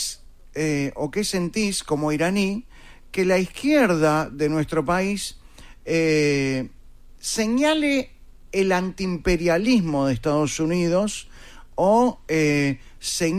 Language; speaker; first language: Spanish; native; Spanish